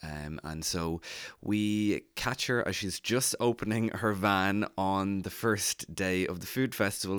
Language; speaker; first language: English; native; English